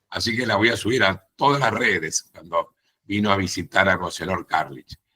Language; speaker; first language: Spanish; native; Spanish